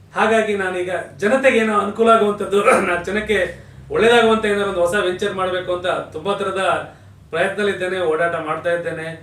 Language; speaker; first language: Kannada; native; Kannada